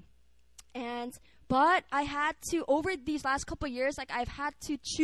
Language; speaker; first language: English; non-native, local second language; Korean